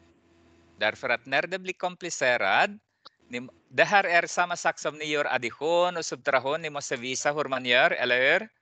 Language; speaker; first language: Swedish; non-native, fluent; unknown